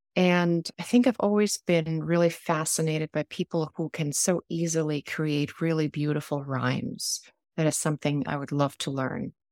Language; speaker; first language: English; non-native, fluent; German